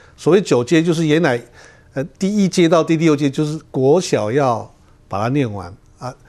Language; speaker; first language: Chinese; non-native, local second language; Amis